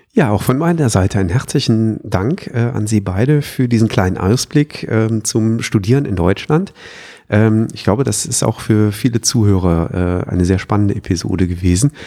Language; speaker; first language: German; native; German